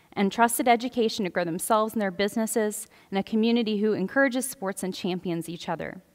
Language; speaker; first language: English; native; English